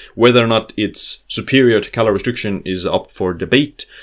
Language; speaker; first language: English; non-native, fluent; Estonian